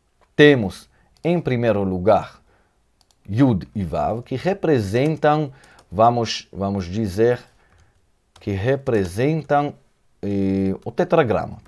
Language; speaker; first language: Portuguese; non-native, fluent; Hebrew